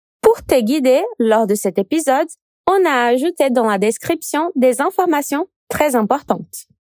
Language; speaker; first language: French; non-native, fluent; Portuguese